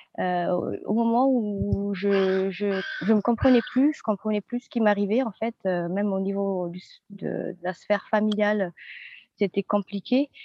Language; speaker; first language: French; non-native, local second language; Malagasy